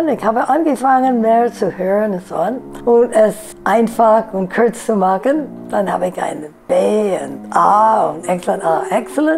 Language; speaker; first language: German; non-native, fluent; English